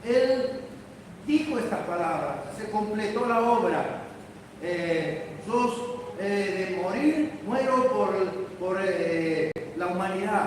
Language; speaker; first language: Spanish; native; Spanish